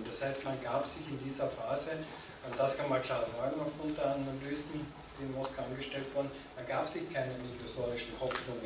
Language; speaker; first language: German; native; German